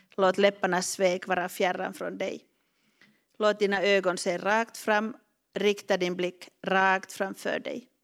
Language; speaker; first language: Swedish; native; Swedish